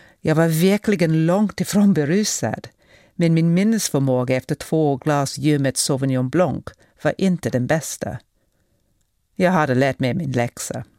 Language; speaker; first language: Swedish; non-native, fluent; English